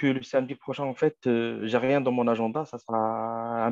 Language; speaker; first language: French; non-native, fluent; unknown